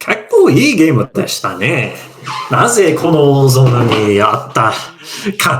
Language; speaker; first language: Japanese; non-native, fluent; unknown